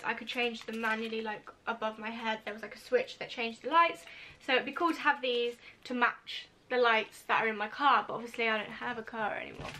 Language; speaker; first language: English; native; English